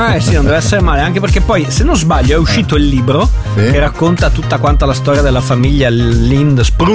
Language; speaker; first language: Italian; native; Italian